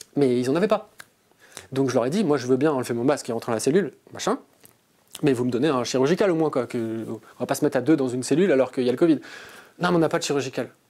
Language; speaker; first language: French; native; French